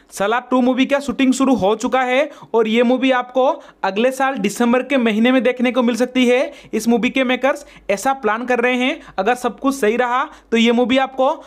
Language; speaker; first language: Hindi; native; Hindi